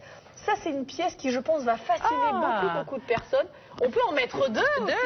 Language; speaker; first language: French; native; French